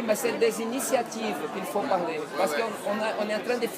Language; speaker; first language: French; non-native, fluent; Portuguese